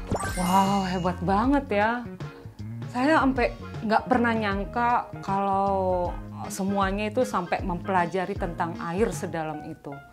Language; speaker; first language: Indonesian; native; Indonesian